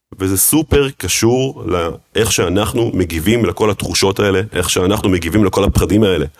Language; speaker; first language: Hebrew; early bilingual, other home language; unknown